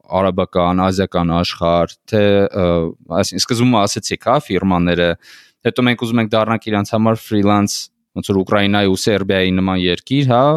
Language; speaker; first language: Armenian; native; Armenian